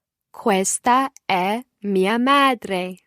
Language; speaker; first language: Italian; non-native, learner; English